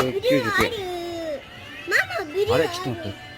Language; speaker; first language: Japanese; native; Japanese